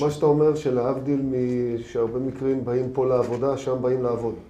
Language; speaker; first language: Hebrew; native; Hebrew